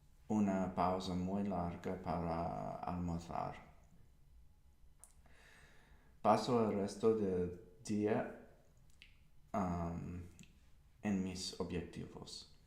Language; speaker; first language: Spanish; non-native, learner; English